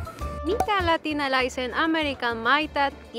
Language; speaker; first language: Finnish; non-native, fluent; Spanish